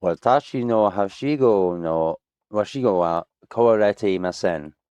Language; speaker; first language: Japanese; non-native, learner; English